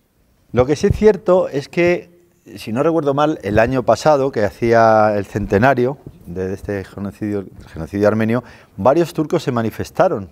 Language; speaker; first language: Spanish; native; Spanish